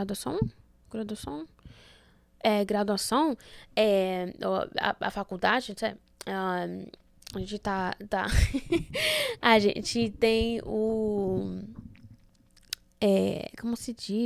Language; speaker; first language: Portuguese; early bilingual, heritage; Portuguese